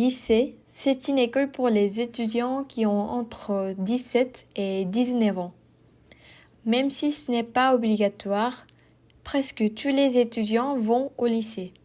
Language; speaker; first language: French; non-native, fluent; Korean